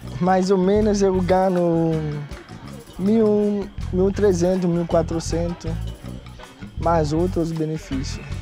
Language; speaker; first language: Portuguese; non-native, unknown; Haitian Creole